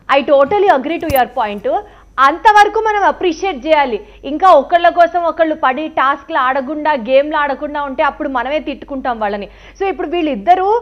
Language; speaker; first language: Telugu; native; Telugu